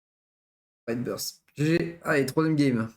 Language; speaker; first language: French; native; French